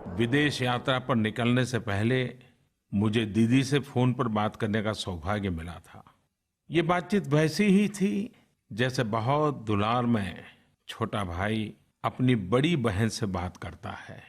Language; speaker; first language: Hindi; non-native, local second language; Gujarati